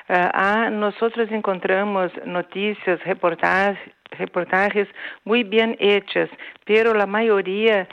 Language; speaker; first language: Spanish; non-native, fluent; Portuguese